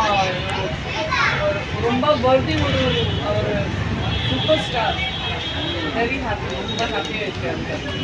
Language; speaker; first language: Tamil; non-native, learner; Gujarati